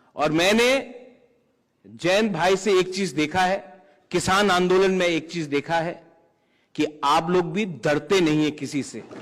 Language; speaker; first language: Hindi; non-native, local second language; Kok Borok